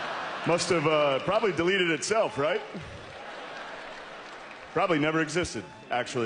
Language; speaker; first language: English; native; English